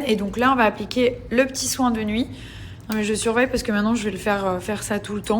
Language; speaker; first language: French; native; French